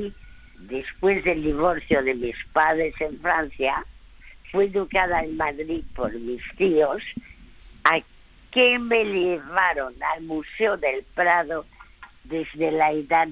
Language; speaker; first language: Spanish; early bilingual, other home language; French